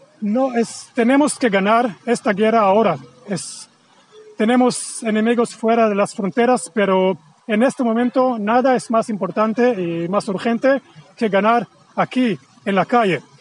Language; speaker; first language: Spanish; non-native, fluent; Hebrew